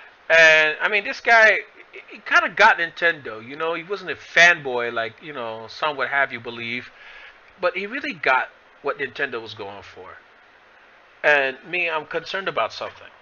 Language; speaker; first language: English; native; English